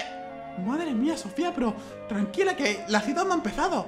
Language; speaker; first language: Spanish; native; Spanish